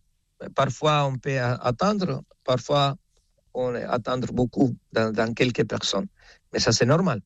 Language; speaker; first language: French; non-native, fluent; Spanish